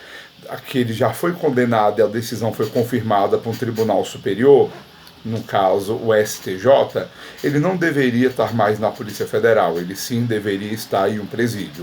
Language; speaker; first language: Portuguese; native; Portuguese